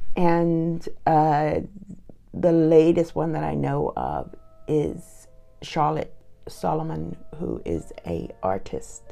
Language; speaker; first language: English; native; English